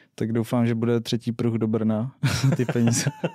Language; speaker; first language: Czech; non-native, local second language; Russian